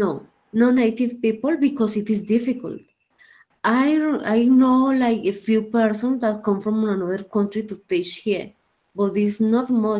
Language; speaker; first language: English; non-native, learner; Spanish